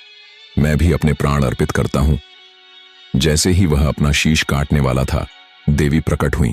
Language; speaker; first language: Hindi; native; Hindi